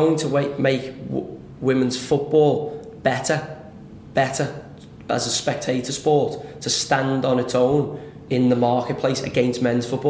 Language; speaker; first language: English; native; English